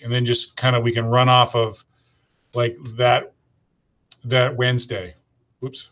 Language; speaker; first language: English; native; English